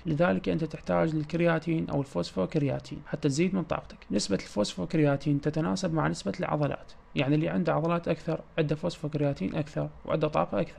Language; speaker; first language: Arabic; native; Arabic